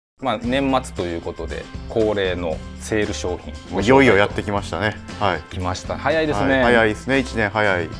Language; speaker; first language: Japanese; native; Japanese